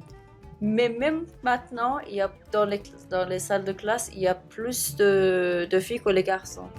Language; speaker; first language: French; non-native, fluent; Persian